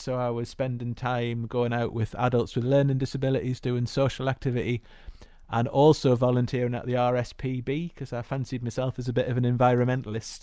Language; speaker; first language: English; native; English